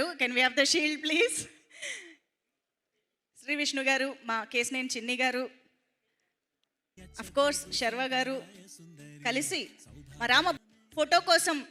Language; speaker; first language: Telugu; native; Telugu